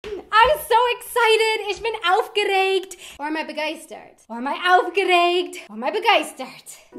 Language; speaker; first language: German; non-native, fluent; English